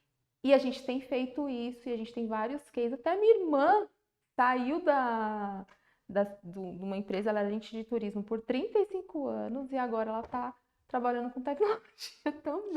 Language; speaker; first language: Portuguese; native; Portuguese